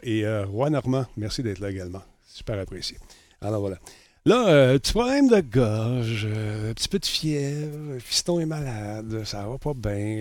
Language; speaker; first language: French; native; French